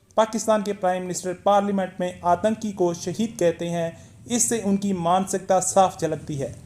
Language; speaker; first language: Hindi; native; Hindi